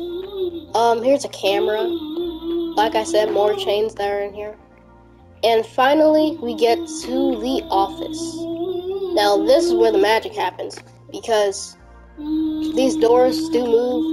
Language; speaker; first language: English; native; English